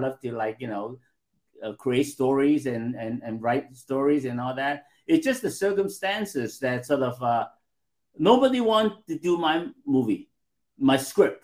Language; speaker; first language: English; non-native, local second language; Cantonese